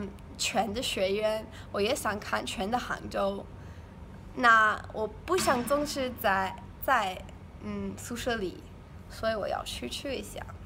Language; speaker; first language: Chinese; non-native, learner; English